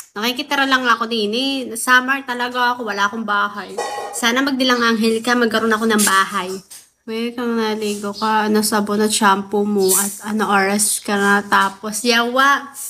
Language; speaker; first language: Filipino; non-native, local second language; Waray